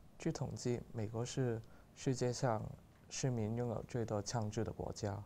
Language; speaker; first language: Chinese; non-native, local second language; Cantonese